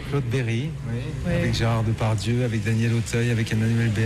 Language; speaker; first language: French; native; French